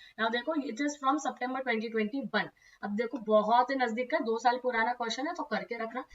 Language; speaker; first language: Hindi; non-native, local second language; Marathi